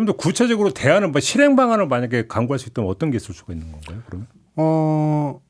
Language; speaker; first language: Korean; native; Korean